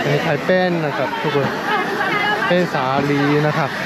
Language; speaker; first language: Thai; non-native, fluent; Chinese